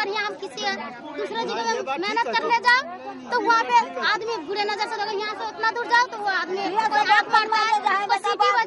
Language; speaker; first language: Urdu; non-native, local second language; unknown